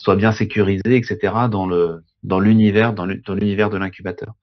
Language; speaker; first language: French; native; French